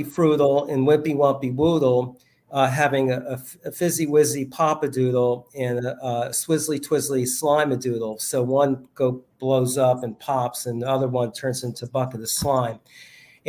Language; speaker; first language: English; native; English